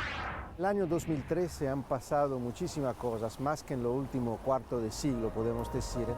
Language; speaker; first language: Spanish; non-native, learner; Italian